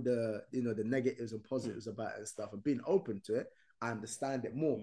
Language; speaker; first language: English; non-native, fluent; Arabic